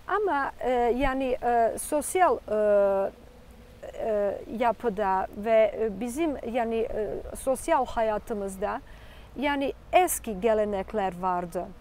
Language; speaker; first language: Turkish; non-native, fluent; Serbian